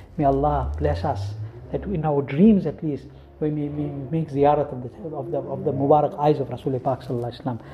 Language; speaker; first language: English; native; English